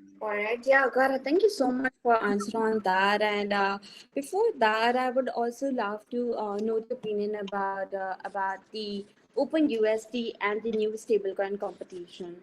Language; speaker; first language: English; non-native, fluent; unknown